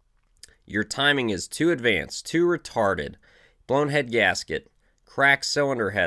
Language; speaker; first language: English; native; English